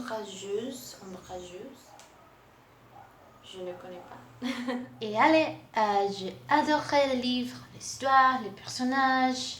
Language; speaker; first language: French; non-native, learner; Portuguese